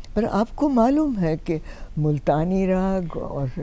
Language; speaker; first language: Hindi; native; Hindi